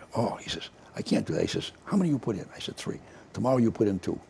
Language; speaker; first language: English; native; English